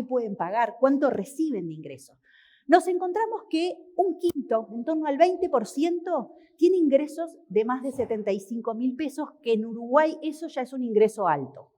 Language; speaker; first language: Spanish; native; Spanish